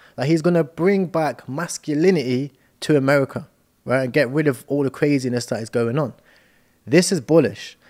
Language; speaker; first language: English; native; English